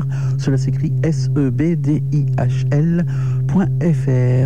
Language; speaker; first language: French; native; French